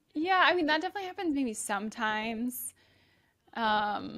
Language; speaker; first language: English; native; English